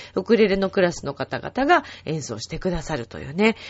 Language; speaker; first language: Japanese; native; Japanese